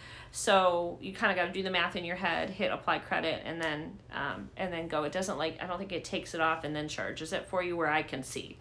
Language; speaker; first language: English; native; English